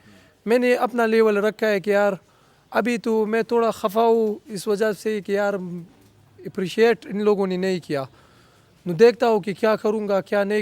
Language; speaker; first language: Hindi; non-native, local second language; Pashto